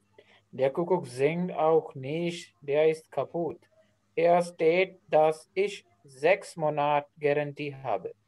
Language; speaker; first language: German; non-native, learner; Urdu